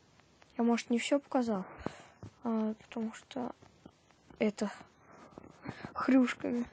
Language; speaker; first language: Russian; native; Russian